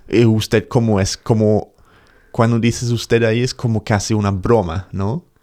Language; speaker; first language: Spanish; non-native, fluent; English